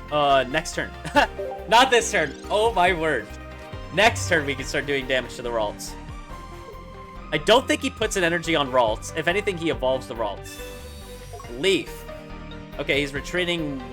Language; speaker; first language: English; native; English